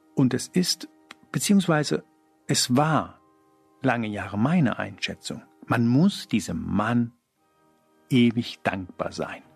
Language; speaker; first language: German; early bilingual, other home language; Spanish